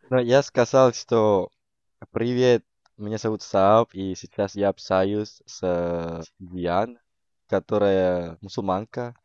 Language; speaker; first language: Russian; non-native, learner; Indonesian